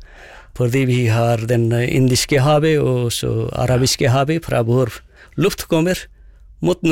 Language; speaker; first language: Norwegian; non-native, fluent; Nepali